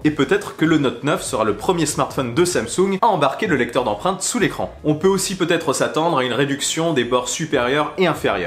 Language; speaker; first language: French; native; French